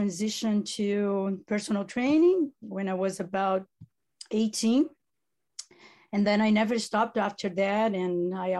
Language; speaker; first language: English; non-native, fluent; Italian